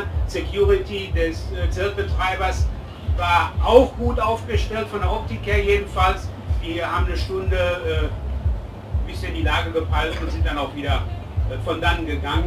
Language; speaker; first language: German; native; German